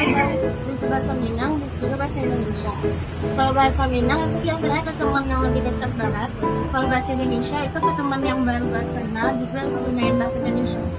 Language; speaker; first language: Indonesian; non-native, local second language; Minangkabau